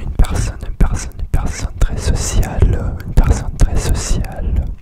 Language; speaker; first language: French; non-native, learner; English